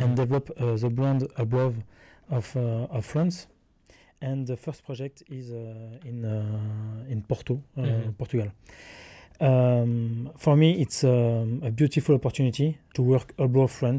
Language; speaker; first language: English; non-native, learner; French